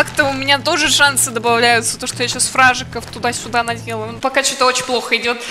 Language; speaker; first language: Russian; native; Russian